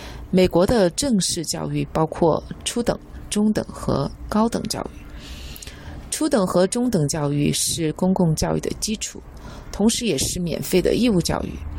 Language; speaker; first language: Chinese; native; Chinese